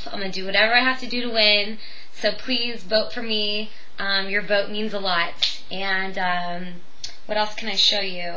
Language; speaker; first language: English; native; English